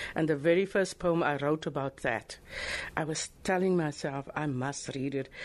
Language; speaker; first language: English; non-native, local second language; Afrikaans